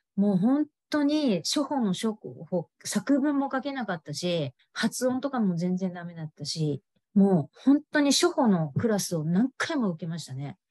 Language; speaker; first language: Japanese; native; Japanese